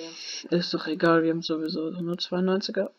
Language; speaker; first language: German; native; German